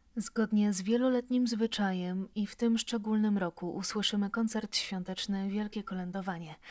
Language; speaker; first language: Polish; native; Polish